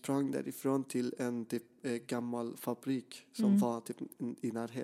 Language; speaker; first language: Swedish; non-native, fluent; Persian